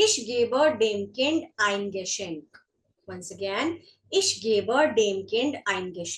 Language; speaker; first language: German; non-native, fluent; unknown